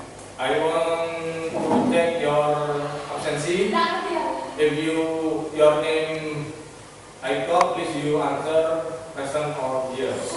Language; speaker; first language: English; non-native, learner; Indonesian